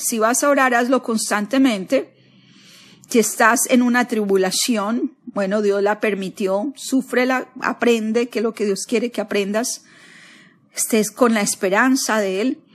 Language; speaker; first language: Spanish; native; Spanish